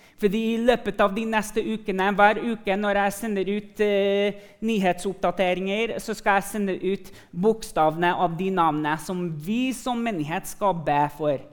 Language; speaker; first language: Norwegian; early bilingual, other home language; English